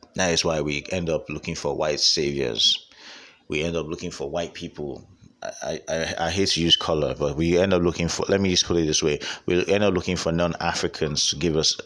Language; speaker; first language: English; non-native, local second language; Igbo